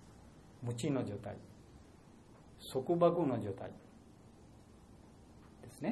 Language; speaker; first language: Japanese; non-native, learner; Bangla